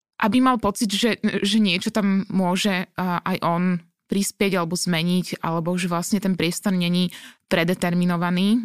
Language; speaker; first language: Slovak; native; Slovak